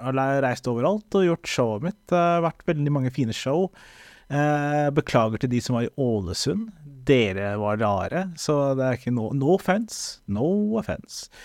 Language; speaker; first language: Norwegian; early bilingual, other home language; Somali